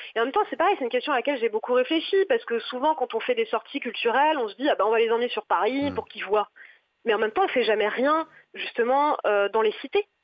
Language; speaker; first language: French; native; French